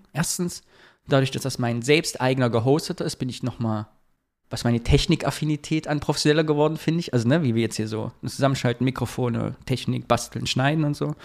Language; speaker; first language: German; native; German